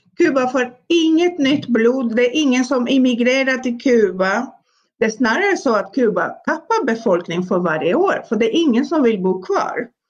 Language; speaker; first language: Swedish; non-native, fluent; Spanish